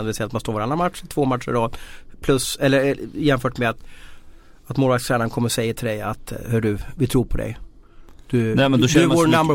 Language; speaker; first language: Swedish; native; Swedish